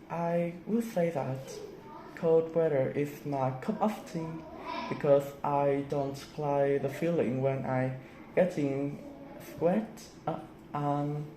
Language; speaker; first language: English; non-native, learner; Vietnamese